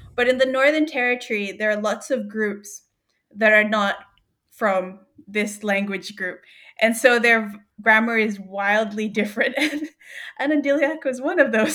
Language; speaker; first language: English; native; English